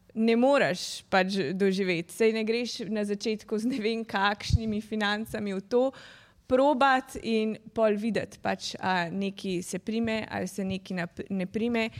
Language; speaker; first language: Slovenian; native; Slovenian